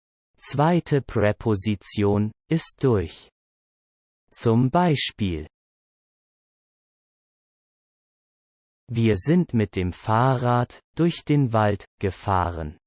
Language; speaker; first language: German; non-native, learner; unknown